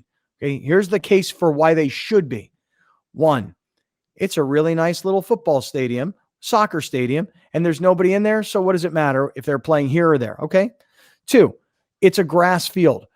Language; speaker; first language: English; native; English